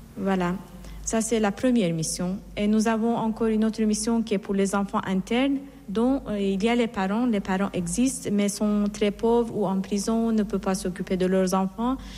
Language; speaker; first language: French; non-native, fluent; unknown